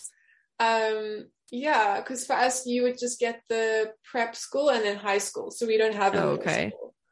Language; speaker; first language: English; native; English